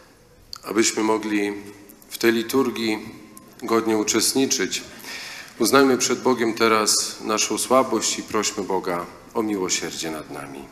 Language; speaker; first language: Polish; native; Polish